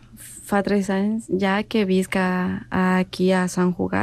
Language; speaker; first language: Catalan; non-native, learner; Spanish